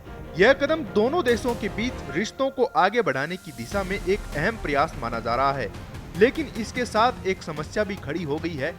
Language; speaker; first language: Hindi; native; Hindi